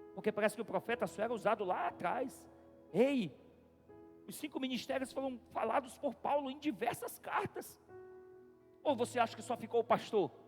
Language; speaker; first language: Portuguese; native; Portuguese